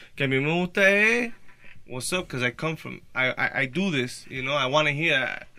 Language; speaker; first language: Spanish; early bilingual, heritage; Spanish